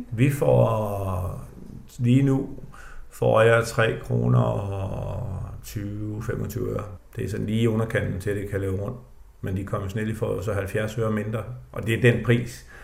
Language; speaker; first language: Danish; native; Danish